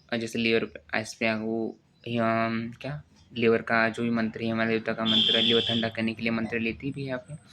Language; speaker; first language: Hindi; non-native, local second language; Marathi